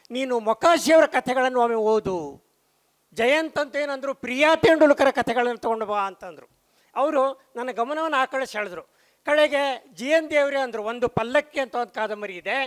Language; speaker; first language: Kannada; non-native, local second language; Konkani